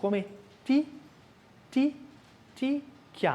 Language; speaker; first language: Italian; non-native, fluent; Portuguese